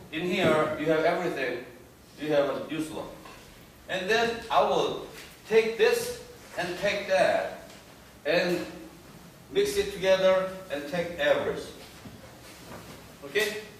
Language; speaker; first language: English; non-native, fluent; Korean